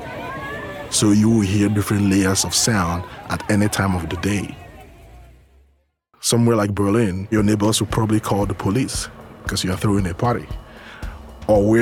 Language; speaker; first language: English; non-native, local second language; Igbo